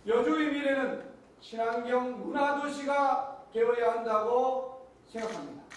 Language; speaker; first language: Korean; native; Korean